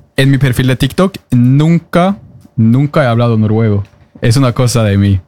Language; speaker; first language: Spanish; non-native, fluent; Norwegian